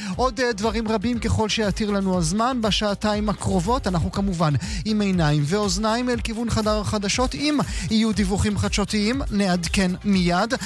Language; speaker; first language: Hebrew; native; Hebrew